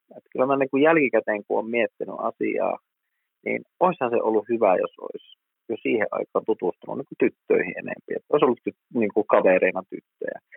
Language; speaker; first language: Finnish; native; Finnish